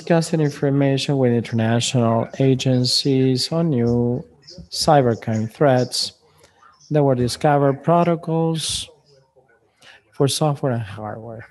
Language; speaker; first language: English; non-native, fluent; Spanish